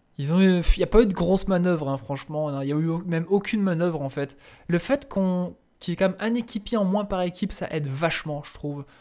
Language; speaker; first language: French; native; French